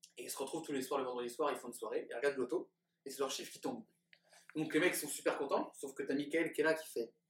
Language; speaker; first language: French; native; French